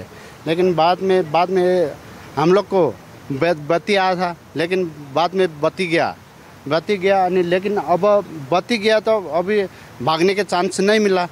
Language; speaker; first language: Hindi; non-native, learner; Nepali